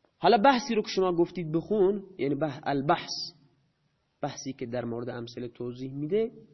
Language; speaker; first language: Persian; non-native, local second language; Baluchi